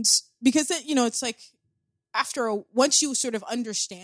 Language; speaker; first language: English; native; English